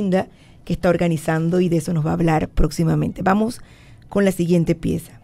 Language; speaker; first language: Spanish; native; Spanish